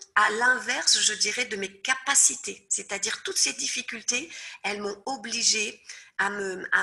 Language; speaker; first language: French; native; French